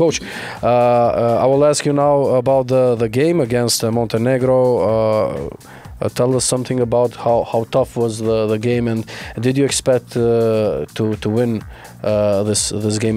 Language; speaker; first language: English; non-native, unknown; Albanian